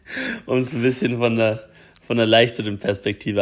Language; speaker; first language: German; native; German